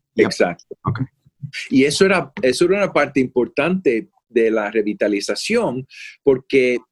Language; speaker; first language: Spanish; early bilingual, heritage; Spanish